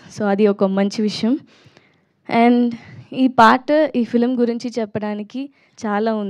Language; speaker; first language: Telugu; non-native, learner; Tamil